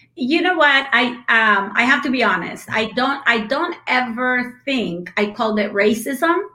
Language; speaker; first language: English; non-native, fluent; Spanish